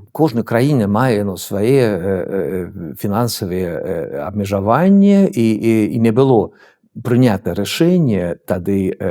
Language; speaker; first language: Belarusian; non-native, fluent; Swedish